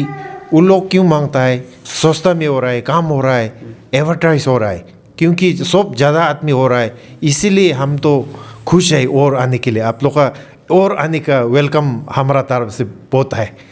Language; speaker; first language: Hindi; non-native, learner; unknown